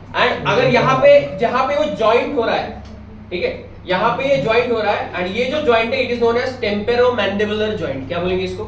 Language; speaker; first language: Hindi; non-native, local second language; Marathi